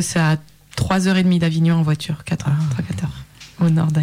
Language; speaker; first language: French; native; French